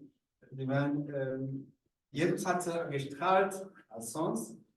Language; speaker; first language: German; non-native, learner; Rundi